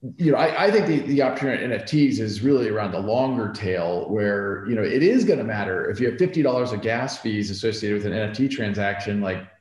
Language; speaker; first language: English; native; English